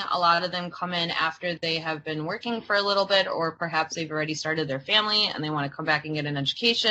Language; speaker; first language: English; early bilingual, other home language; Croatian